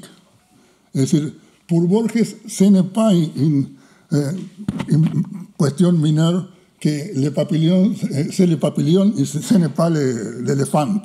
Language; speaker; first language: French; non-native, fluent; Spanish